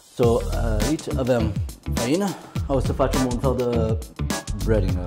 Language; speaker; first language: Romanian; non-native, learner; English